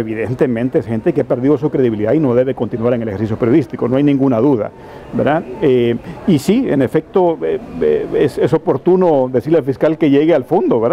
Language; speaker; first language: Spanish; native; Spanish